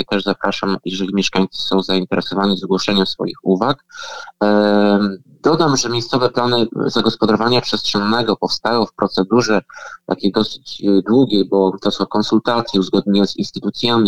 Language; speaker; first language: Polish; native; Polish